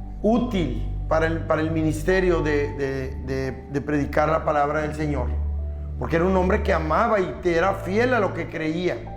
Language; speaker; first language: Spanish; native; Spanish